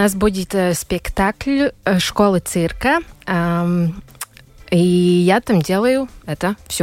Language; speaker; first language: Russian; non-native, local second language; Latvian